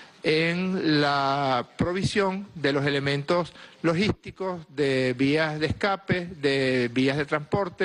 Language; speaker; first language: Spanish; native; Spanish